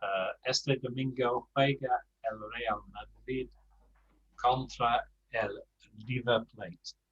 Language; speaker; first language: Spanish; non-native, learner; English